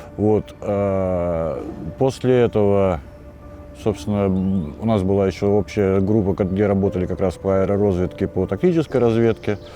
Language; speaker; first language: Russian; native; Russian